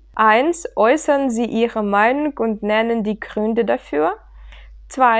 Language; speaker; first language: German; non-native, fluent; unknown